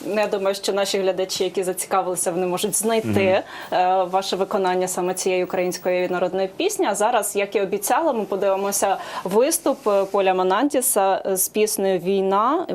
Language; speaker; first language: Ukrainian; native; Ukrainian